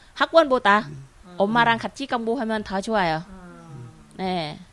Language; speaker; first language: Korean; non-native, learner; Vietnamese